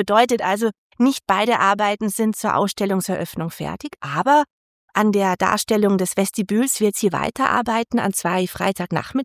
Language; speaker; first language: German; native; German